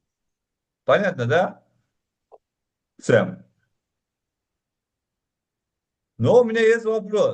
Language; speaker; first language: Russian; non-native, local second language; Uzbek